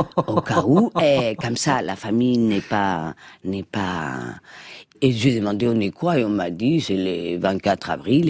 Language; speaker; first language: French; non-native, fluent; Spanish